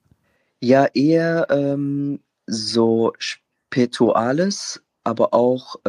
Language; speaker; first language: German; non-native, fluent; Arabic